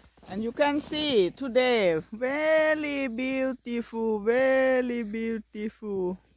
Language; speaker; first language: English; non-native, learner; Thai